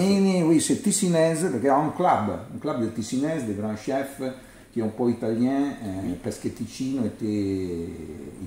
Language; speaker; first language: French; non-native, learner; Italian